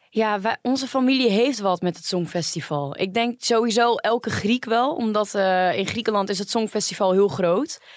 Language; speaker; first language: Dutch; early bilingual, other home language; Greek